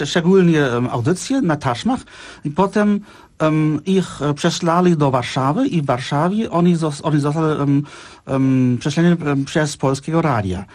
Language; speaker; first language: Polish; non-native, fluent; Czech